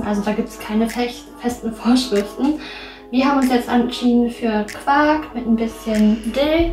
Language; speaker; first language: German; native; German